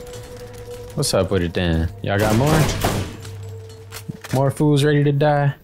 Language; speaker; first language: English; native; English